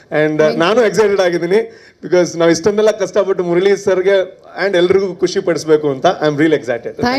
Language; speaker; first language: Kannada; non-native, local second language; Tulu